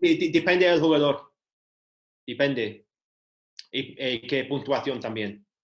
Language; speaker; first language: Spanish; non-native, learner; English